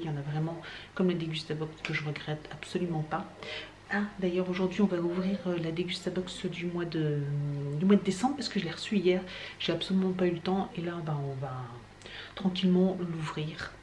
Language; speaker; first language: French; native; French